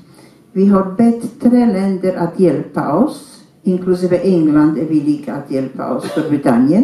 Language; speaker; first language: Swedish; non-native, fluent; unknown